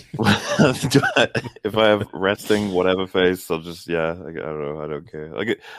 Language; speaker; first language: English; native; English